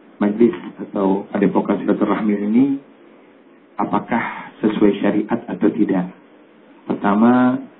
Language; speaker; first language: Indonesian; native; Indonesian